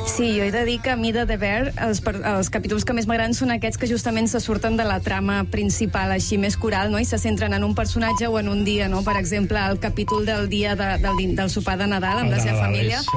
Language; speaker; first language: Catalan; native; Catalan